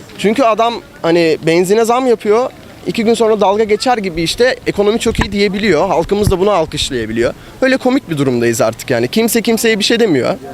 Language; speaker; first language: Turkish; native; Turkish